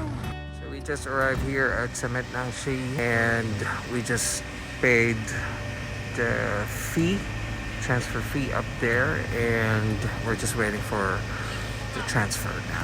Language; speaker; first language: English; non-native, local second language; Filipino